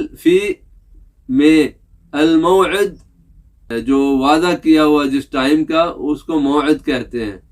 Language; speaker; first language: Urdu; native; Urdu